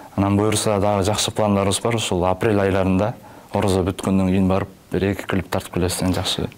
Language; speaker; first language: Kyrgyz; native; Kyrgyz